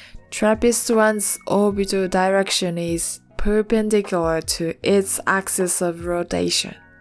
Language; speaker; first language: English; non-native, learner; Japanese